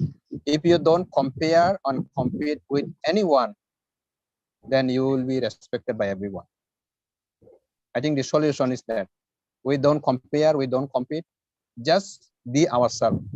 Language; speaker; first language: English; non-native, fluent; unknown